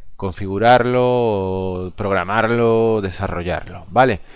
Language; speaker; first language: Spanish; non-native, local second language; Galician